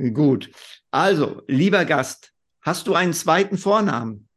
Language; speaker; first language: German; native; German